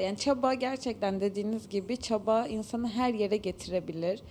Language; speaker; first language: Turkish; native; Turkish